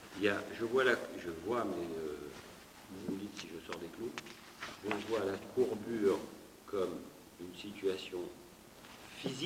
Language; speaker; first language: French; native; French